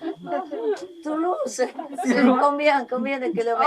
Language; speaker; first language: French; non-native, learner; Vietnamese